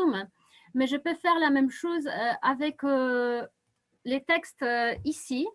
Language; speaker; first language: French; non-native, fluent; Polish